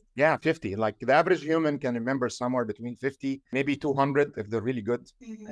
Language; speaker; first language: English; non-native, fluent; Arabic